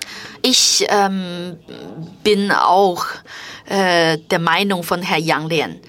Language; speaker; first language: German; non-native, fluent; Chinese